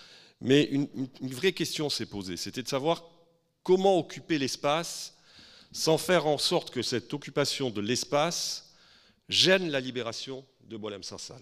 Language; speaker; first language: French; native; French